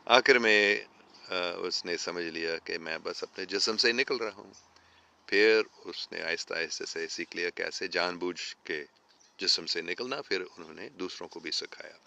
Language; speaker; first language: Urdu; non-native, fluent; English